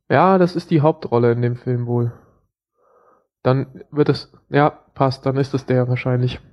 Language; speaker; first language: German; native; German